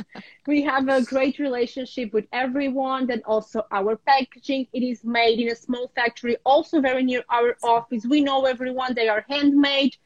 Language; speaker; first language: English; non-native, fluent; Ukrainian